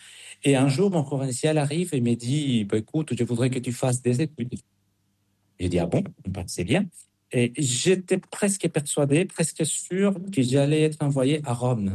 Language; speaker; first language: French; non-native, fluent; Spanish